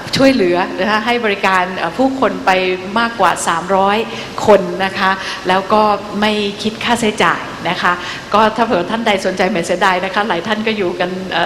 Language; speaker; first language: Thai; native; Thai